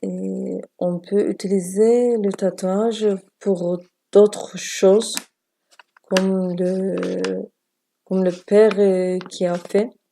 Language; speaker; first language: French; non-native, learner; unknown